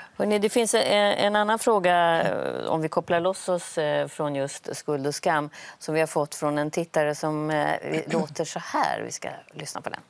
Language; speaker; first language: Swedish; native; Swedish